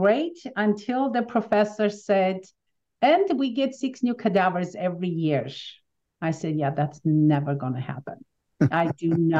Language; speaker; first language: English; non-native, fluent; Armenian